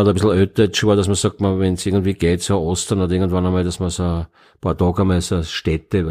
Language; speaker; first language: German; native; German